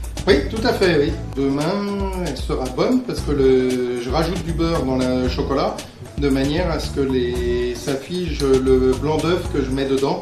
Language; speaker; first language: French; native; French